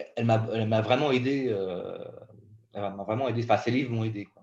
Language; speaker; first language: French; native; French